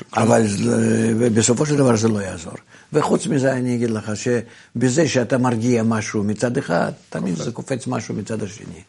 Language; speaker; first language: Hebrew; non-native, fluent; Russian